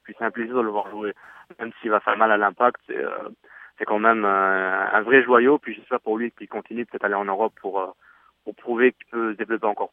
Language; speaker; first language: French; native; French